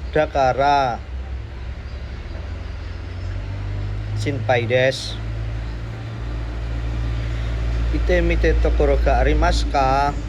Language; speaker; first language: Japanese; non-native, learner; Indonesian